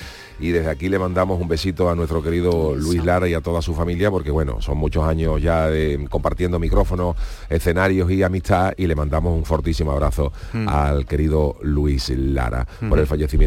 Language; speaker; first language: Spanish; native; Spanish